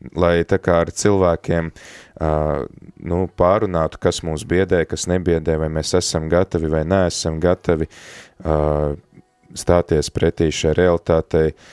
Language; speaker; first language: Latvian; native; Latvian